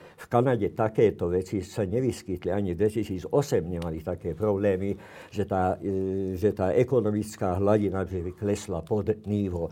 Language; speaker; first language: Slovak; non-native, local second language; Hungarian